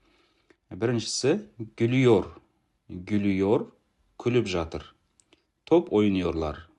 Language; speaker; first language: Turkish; non-native, fluent; Kazakh